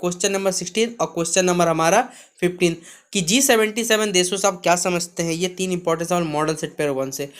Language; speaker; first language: Hindi; native; Hindi